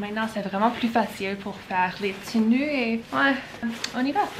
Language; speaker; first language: French; early bilingual, heritage; English